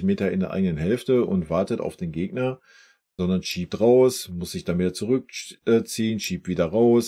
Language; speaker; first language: German; native; German